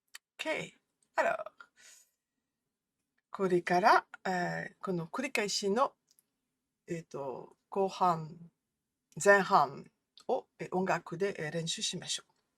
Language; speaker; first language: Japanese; non-native, fluent; French